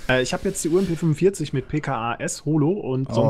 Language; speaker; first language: German; native; German